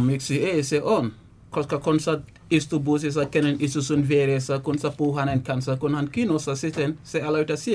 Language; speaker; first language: Finnish; non-native, learner; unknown